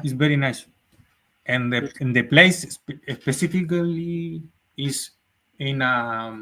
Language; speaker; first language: English; non-native, learner; Spanish